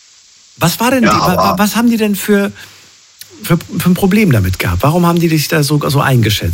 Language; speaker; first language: German; native; German